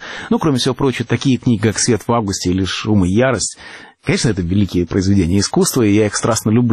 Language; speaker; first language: Russian; native; Russian